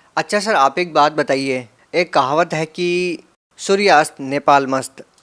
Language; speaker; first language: Hindi; native; Hindi